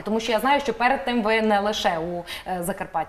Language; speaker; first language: Ukrainian; native; Ukrainian